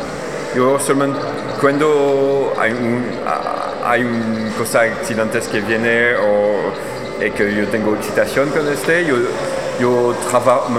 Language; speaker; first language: Spanish; non-native, learner; French